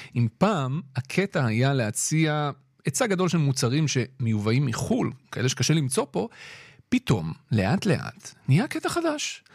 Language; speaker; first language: Hebrew; native; Hebrew